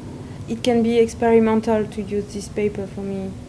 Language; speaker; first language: English; non-native, learner; French